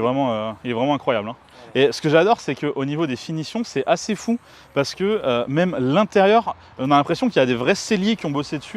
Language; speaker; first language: French; native; French